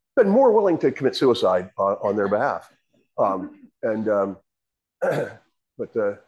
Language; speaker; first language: English; native; English